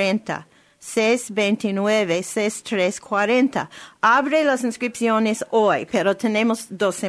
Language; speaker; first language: Spanish; non-native, learner; English